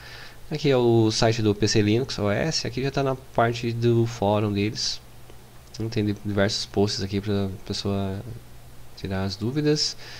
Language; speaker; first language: Portuguese; native; Portuguese